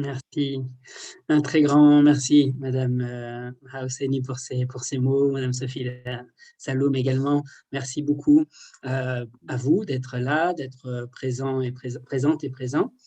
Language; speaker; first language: French; native; French